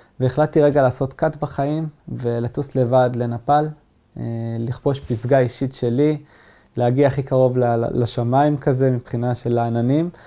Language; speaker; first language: Hebrew; non-native, local second language; Arabic